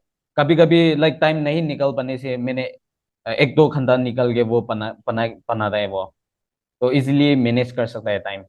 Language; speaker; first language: Hindi; non-native, local second language; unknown